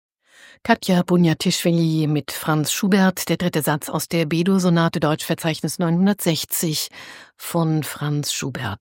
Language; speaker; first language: German; native; German